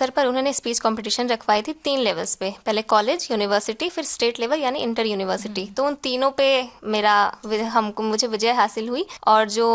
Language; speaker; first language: Hindi; native; Hindi